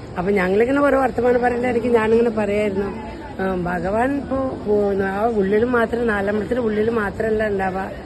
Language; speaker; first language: Malayalam; early bilingual, heritage; Malayalam